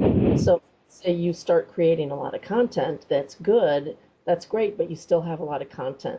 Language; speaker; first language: English; native; English